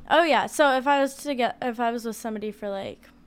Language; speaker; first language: English; native; English